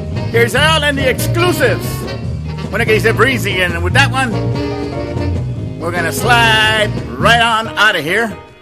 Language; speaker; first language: English; early bilingual, other home language; Spanish